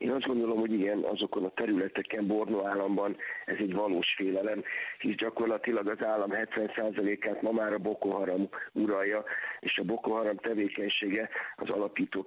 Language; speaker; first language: Hungarian; native; Hungarian